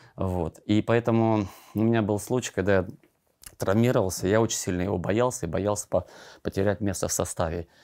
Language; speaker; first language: Russian; native; Russian